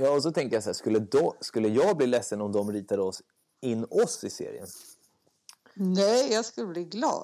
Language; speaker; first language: Swedish; native; Swedish